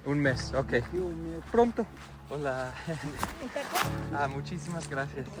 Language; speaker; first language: Spanish; non-native, learner; English